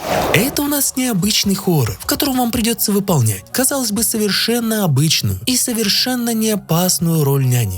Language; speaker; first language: Russian; native; Russian